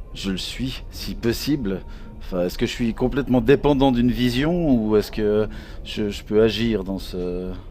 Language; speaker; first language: French; native; French